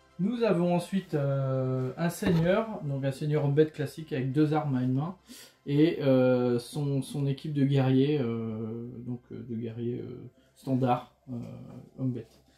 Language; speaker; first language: French; native; French